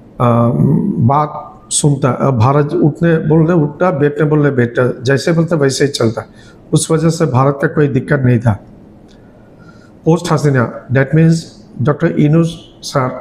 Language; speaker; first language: Hindi; non-native, learner; Bangla